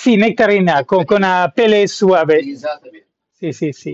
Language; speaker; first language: Portuguese; non-native, learner; English